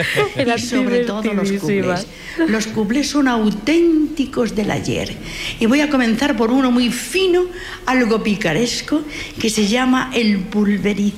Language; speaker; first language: Spanish; native; Spanish